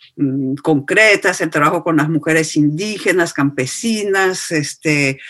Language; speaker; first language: Spanish; non-native, fluent; French